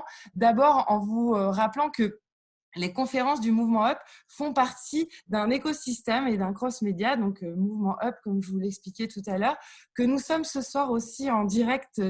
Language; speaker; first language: French; native; French